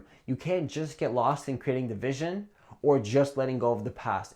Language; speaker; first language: English; native; English